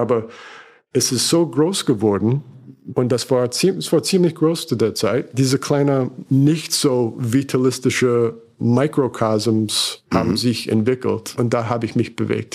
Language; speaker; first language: German; non-native, fluent; English